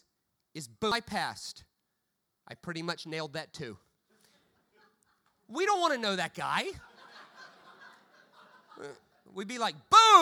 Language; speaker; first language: English; native; English